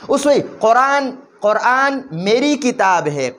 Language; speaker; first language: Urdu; non-native, fluent; Pashto